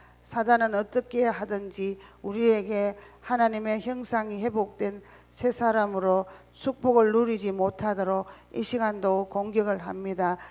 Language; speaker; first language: Korean; native; Korean